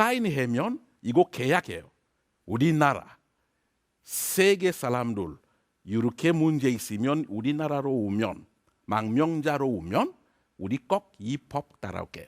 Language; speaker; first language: Korean; non-native, learner; French